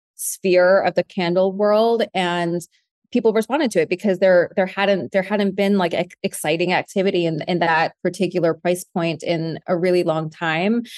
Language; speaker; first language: English; native; English